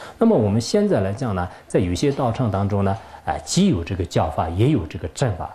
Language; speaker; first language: Chinese; non-native, local second language; Tibetan